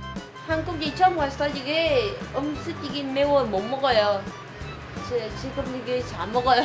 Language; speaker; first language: Korean; non-native, learner; Vietnamese